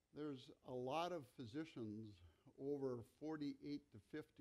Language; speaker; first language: English; native; English